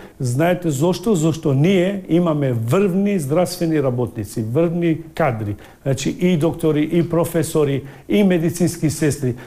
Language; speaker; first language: Macedonian; non-native, local second language; Albanian